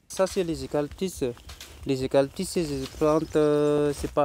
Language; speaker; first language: French; non-native, local second language; Malagasy